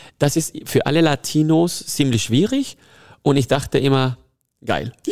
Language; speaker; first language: German; non-native, fluent; Spanish